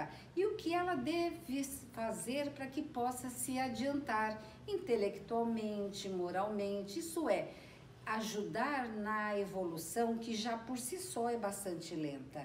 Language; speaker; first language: Portuguese; native; Portuguese